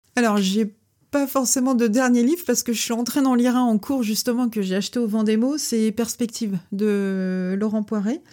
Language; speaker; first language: French; native; French